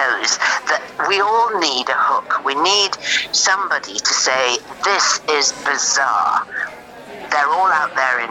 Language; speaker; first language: English; native; English